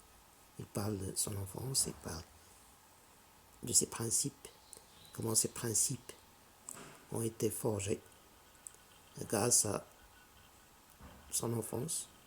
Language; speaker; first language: French; non-native, local second language; Arabic